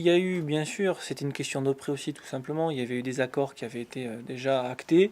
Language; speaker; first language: French; native; French